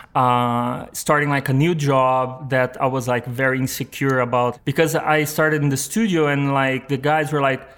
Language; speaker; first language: English; non-native, fluent; Portuguese